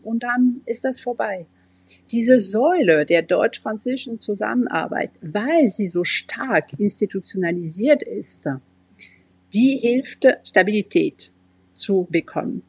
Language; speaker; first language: German; non-native, fluent; French